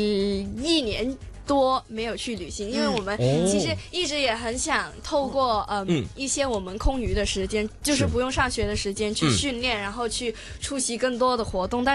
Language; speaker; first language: Chinese; non-native, local second language; Cantonese